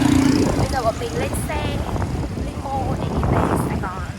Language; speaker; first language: Vietnamese; native; Vietnamese